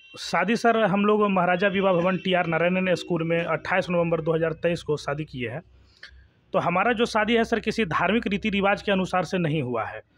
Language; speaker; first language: Hindi; native; Hindi